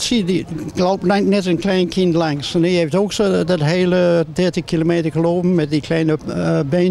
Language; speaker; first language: Dutch; non-native, fluent; English